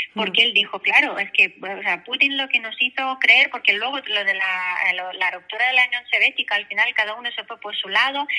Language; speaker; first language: Spanish; non-native, fluent; Russian